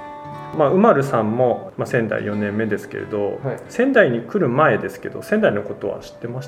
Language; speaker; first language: Japanese; native; Japanese